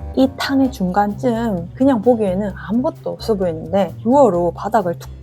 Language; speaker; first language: Korean; native; Korean